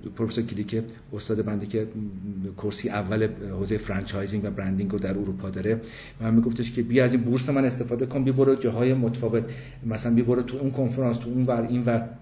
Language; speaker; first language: Persian; early bilingual, other home language; English